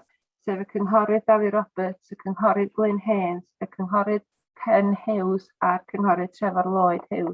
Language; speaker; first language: Welsh; native; Welsh